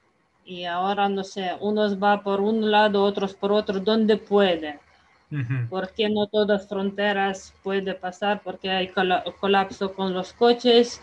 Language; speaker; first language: Spanish; non-native, fluent; Ukrainian